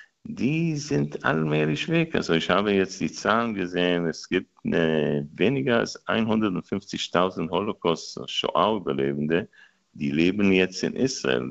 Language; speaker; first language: German; non-native, fluent; Hebrew